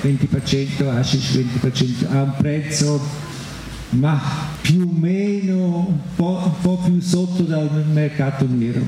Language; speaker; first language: Italian; non-native, fluent; German